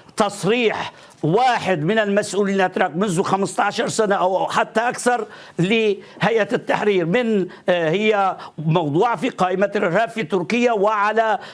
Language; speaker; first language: Arabic; non-native, fluent; Turkish